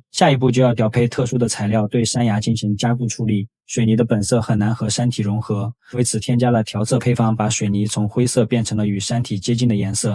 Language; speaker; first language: Chinese; native; Chinese